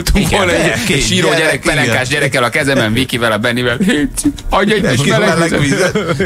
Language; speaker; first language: Hungarian; native; Hungarian